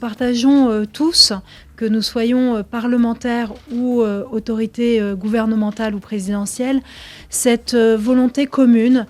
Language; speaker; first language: French; native; French